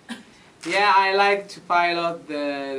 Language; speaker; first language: English; non-native, learner; Italian